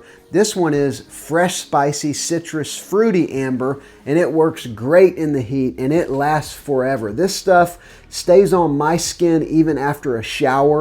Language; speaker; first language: English; native; English